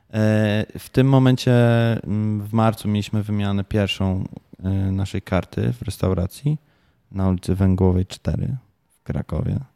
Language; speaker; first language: Polish; native; Polish